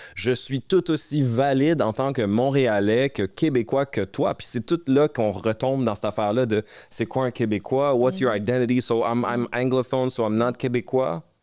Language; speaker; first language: French; native; French